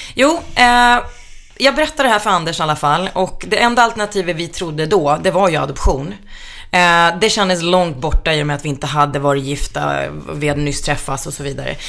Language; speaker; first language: Swedish; early bilingual, other home language; Finnish